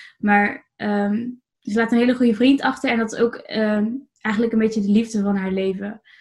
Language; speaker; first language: Dutch; native; Dutch